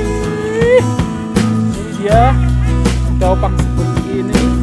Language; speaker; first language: Indonesian; non-native, local second language; Batak Toba